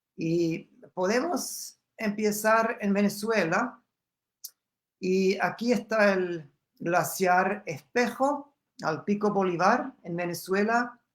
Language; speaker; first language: Spanish; non-native, fluent; German